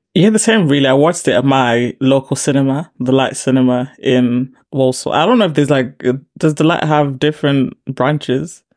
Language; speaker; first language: English; native; English